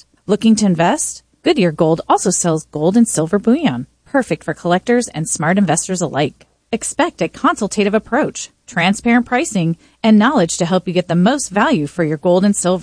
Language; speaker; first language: English; native; English